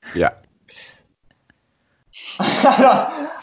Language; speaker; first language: English; native; English